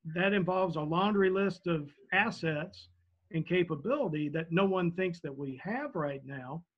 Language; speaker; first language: English; native; English